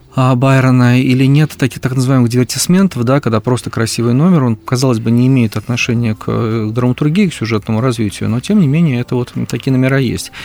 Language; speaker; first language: Russian; native; Russian